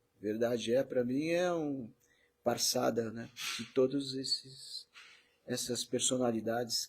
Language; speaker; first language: Portuguese; native; Portuguese